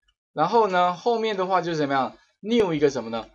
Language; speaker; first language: Chinese; native; Chinese